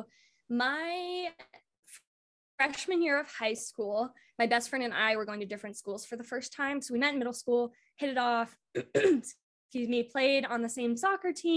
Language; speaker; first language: English; native; English